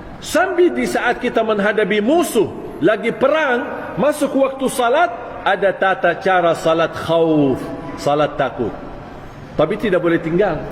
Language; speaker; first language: Malay; non-native, fluent; Arabic